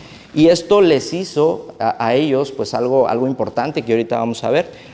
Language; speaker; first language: Spanish; native; Spanish